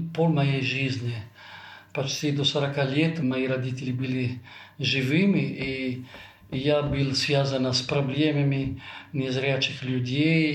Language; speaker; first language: Russian; non-native, fluent; Italian